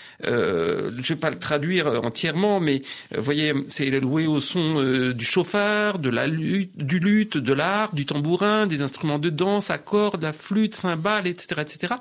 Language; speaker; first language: French; native; French